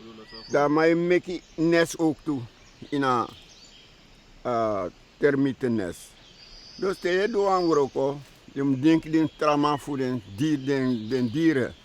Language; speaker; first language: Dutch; non-native, local second language; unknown